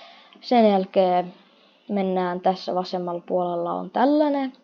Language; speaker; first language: Finnish; non-native, fluent; Russian